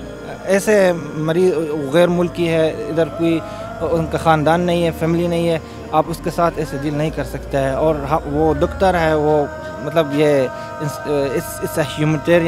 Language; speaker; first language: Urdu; non-native, fluent; Arabic